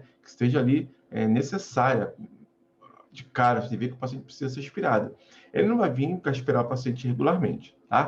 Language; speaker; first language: Portuguese; native; Portuguese